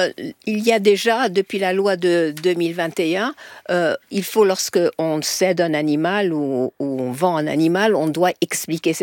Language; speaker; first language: French; native; French